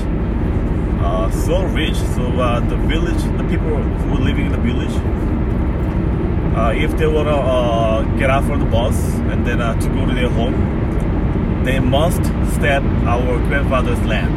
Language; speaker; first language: English; non-native, fluent; Korean